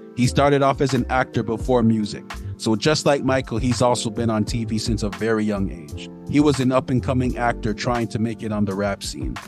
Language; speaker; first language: English; native; English